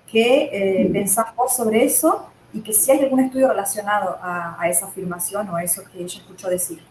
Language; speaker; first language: Spanish; native; Spanish